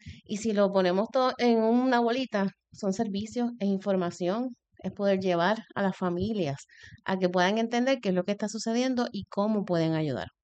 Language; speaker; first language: Spanish; native; Spanish